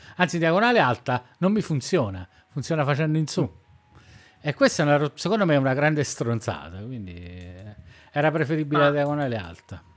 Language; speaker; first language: Italian; native; Italian